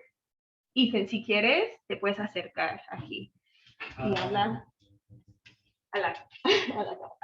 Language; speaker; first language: Spanish; non-native, fluent; English